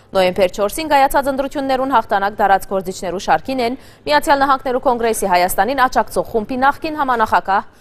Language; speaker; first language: Armenian; early bilingual, heritage; Armenian